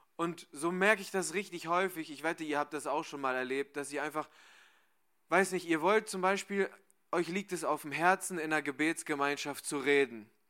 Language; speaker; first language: German; native; German